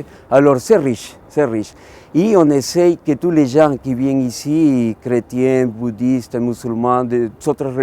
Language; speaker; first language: French; non-native, local second language; Spanish